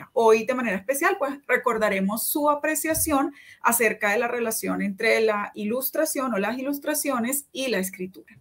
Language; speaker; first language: Spanish; native; Spanish